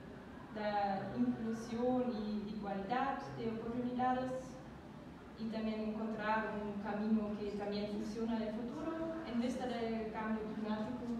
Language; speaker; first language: Spanish; non-native, learner; German